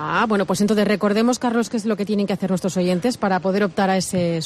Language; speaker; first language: Spanish; native; Spanish